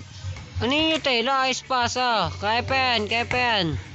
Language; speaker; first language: Filipino; native; Filipino